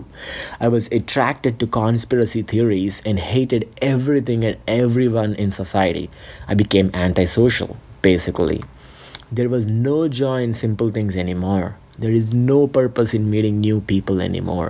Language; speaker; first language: English; non-native, local second language; Telugu